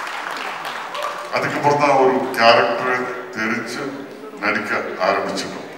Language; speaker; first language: Tamil; non-native, fluent; Malayalam